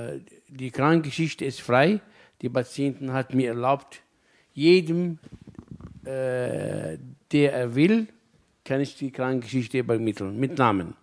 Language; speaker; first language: German; non-native, fluent; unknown